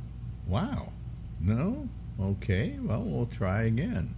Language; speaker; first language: English; native; English